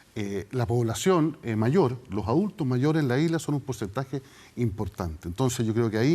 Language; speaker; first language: Spanish; native; Spanish